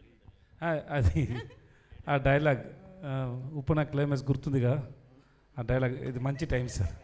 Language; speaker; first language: Telugu; non-native, learner; Tamil